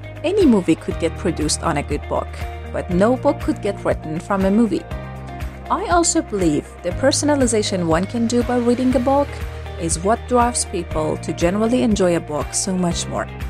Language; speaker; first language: English; non-native, fluent; Persian